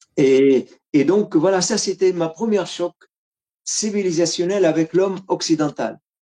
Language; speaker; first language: French; non-native, fluent; Arabic